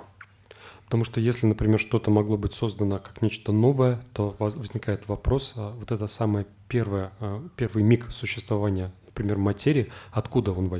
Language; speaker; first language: Russian; native; Russian